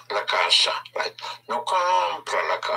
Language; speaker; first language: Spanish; non-native, learner; English